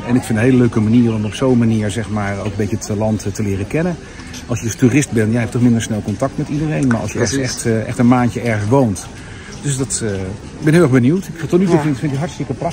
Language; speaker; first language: Dutch; native; Dutch